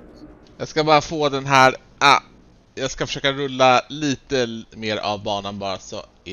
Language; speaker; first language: Swedish; native; Swedish